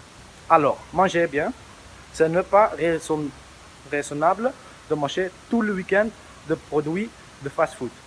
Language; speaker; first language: French; non-native, learner; Dutch